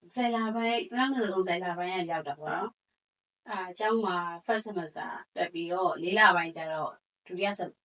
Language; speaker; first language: Burmese; native; Burmese